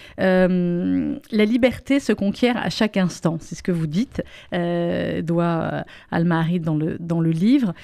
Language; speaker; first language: French; native; French